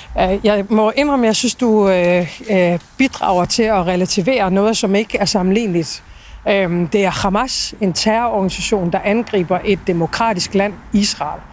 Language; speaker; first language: Danish; native; Danish